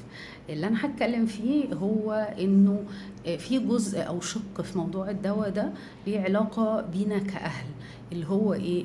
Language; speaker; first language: Arabic; native; Arabic